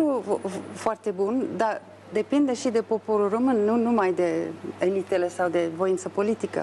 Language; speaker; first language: Romanian; non-native, fluent; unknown